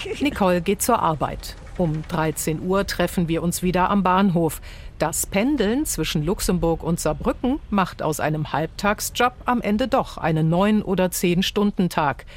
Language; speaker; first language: German; native; German